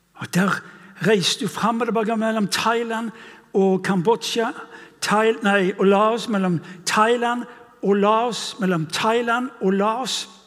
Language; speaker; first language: Norwegian; non-native, fluent; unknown